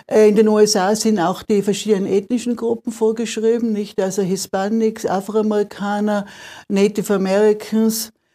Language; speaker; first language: German; native; German